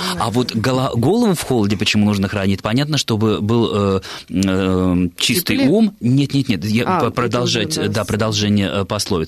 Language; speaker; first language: Russian; native; Russian